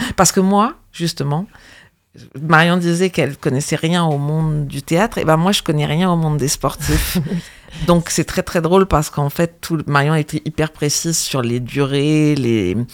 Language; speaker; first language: French; native; French